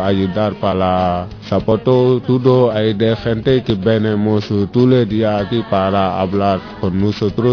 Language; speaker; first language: Spanish; non-native, learner; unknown